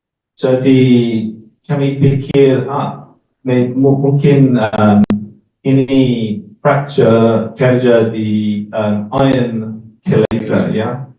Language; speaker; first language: Indonesian; non-native, learner; English